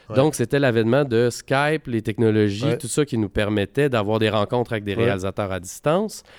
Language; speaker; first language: French; native; French